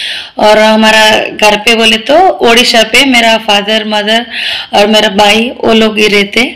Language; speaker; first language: Hindi; non-native, local second language; Odia